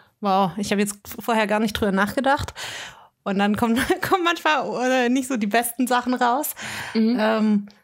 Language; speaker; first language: German; native; German